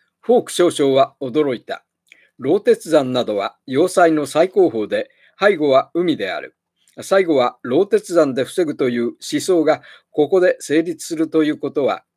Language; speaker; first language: Japanese; native; Japanese